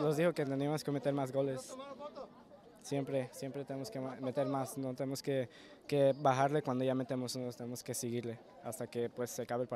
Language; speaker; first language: Spanish; early bilingual, heritage; Spanish